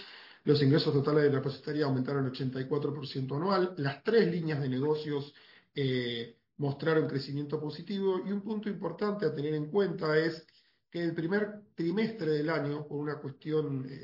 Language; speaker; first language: Spanish; native; Spanish